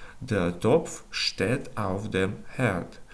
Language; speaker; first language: German; non-native, learner; Ukrainian